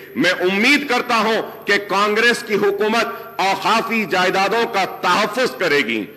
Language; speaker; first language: Urdu; native; Urdu